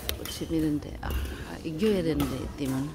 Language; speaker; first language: Korean; non-native, fluent; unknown